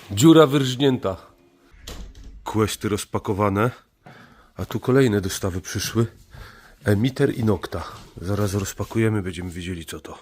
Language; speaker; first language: Polish; native; Polish